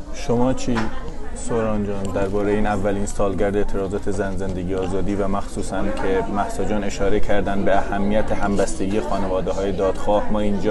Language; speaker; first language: Persian; native; Persian